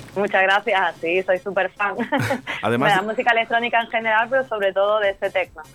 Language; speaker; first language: Spanish; native; Spanish